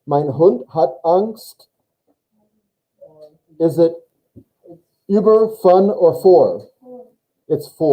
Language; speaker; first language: German; non-native, fluent; English